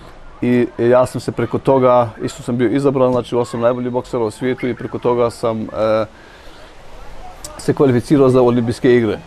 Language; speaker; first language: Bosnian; early bilingual, heritage; Bosnian